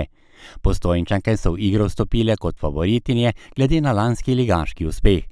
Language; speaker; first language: Slovenian; native; Slovenian